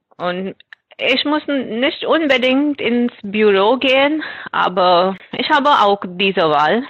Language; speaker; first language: German; non-native, fluent; Marathi